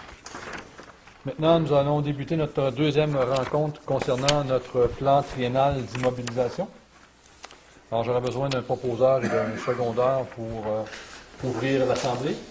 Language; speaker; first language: French; native; French